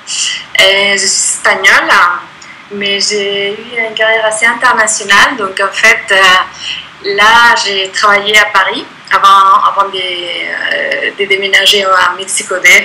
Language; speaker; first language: French; non-native, fluent; Spanish